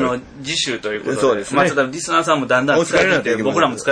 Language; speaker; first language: Japanese; native; Japanese